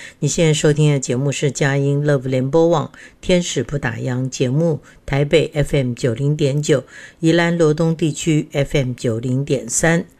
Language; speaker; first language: Chinese; native; Chinese